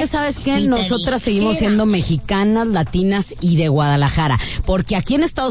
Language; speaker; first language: Spanish; native; Spanish